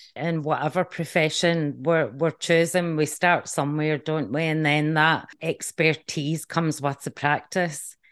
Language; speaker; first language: English; native; English